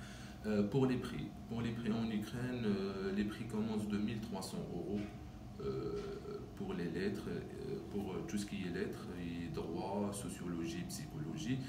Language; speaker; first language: French; non-native, local second language; Arabic